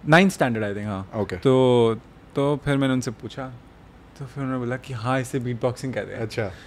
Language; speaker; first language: Hindi; native; Hindi